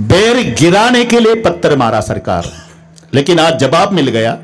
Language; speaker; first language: Hindi; non-native, local second language; Marathi